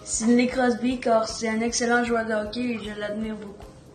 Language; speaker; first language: French; native; French